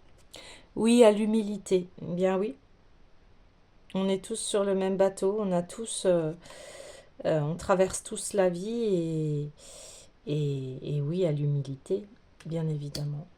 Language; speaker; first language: French; native; French